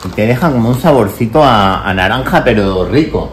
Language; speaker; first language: Spanish; native; Spanish